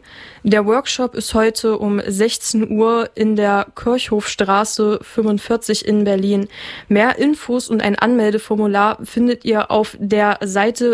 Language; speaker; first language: German; native; German